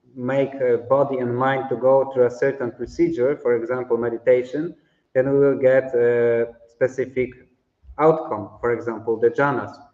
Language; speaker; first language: English; non-native, fluent; Polish